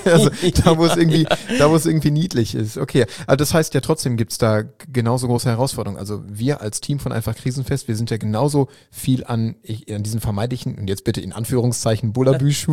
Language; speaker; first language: German; native; German